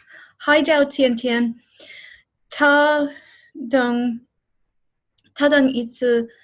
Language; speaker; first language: Chinese; non-native, learner; English